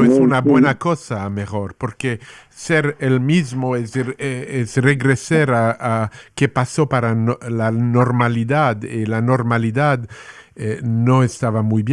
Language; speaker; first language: Spanish; non-native, learner; English